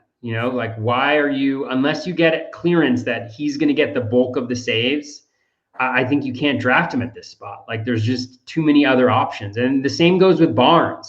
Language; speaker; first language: English; native; English